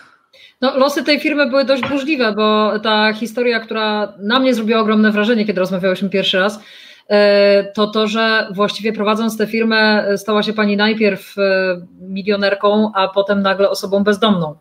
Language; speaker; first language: Polish; native; Polish